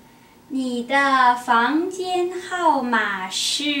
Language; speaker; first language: Chinese; non-native, learner; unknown